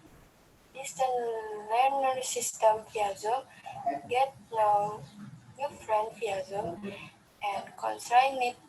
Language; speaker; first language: English; non-native, learner; Indonesian